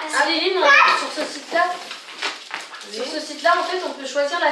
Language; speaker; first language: French; native; French